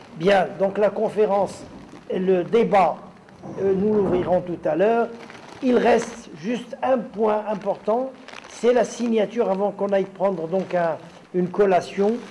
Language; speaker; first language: French; non-native, local second language; Arabic